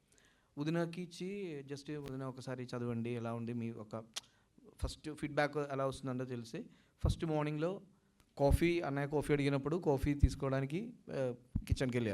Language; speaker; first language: Telugu; non-native, fluent; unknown